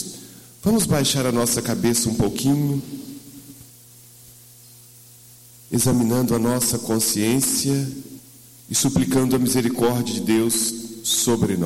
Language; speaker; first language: Portuguese; native; Portuguese